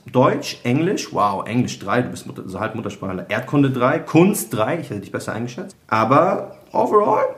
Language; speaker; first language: German; early bilingual, other home language; Arabic